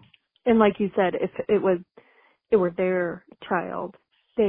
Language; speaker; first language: English; native; English